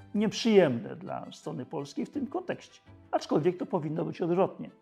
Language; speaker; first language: Polish; native; Polish